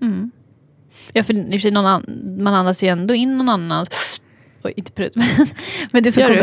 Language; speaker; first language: Swedish; native; Swedish